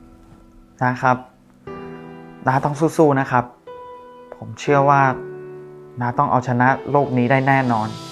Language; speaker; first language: Thai; native; Thai